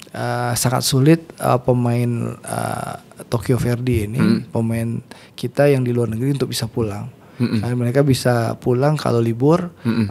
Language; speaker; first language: Indonesian; native; Indonesian